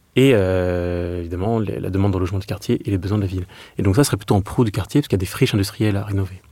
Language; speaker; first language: French; native; French